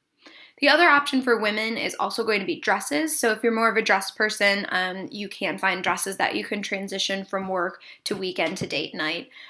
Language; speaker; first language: English; native; English